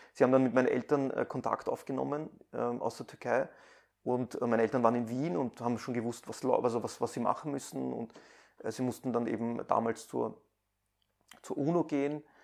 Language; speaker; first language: German; early bilingual, other home language; Persian